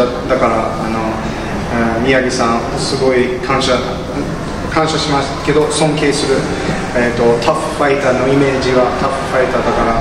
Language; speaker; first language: Japanese; non-native, learner; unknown